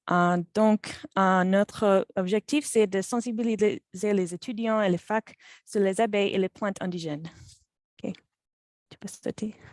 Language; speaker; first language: French; non-native, fluent; English